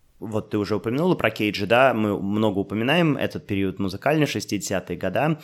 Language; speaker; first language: Russian; native; Russian